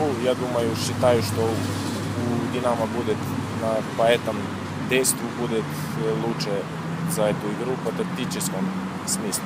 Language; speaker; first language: Russian; non-native, learner; Serbian